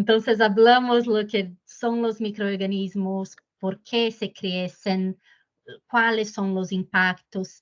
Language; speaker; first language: Spanish; non-native, fluent; Portuguese